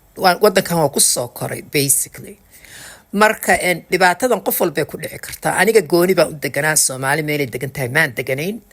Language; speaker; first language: Somali; early bilingual, heritage; Somali